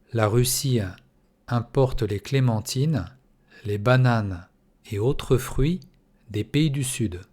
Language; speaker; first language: French; non-native, fluent; Russian